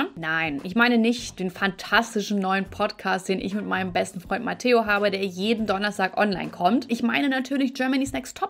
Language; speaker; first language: German; native; German